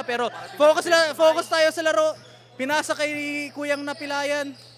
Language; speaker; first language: Filipino; non-native, learner; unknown